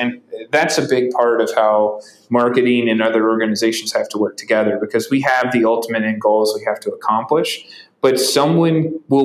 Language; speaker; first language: English; native; English